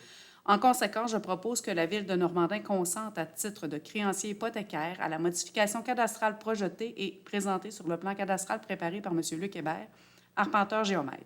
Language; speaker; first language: French; native; French